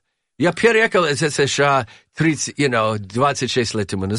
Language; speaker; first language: Russian; non-native, learner; English